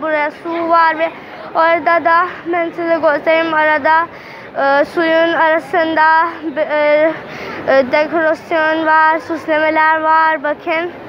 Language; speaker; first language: Turkish; non-native, learner; Urdu